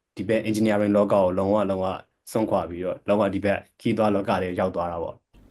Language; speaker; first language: Burmese; native; Burmese